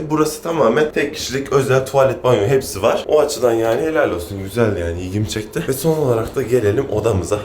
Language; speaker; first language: Turkish; native; Turkish